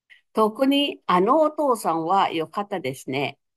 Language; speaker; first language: Japanese; non-native, fluent; Filipino